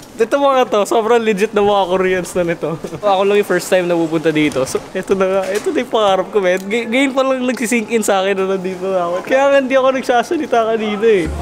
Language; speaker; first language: Filipino; native; Filipino